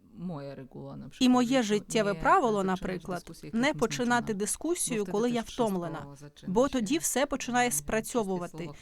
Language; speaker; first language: Ukrainian; native; Ukrainian